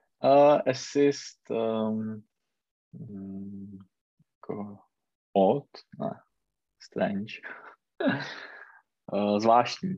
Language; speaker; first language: German; non-native, learner; Czech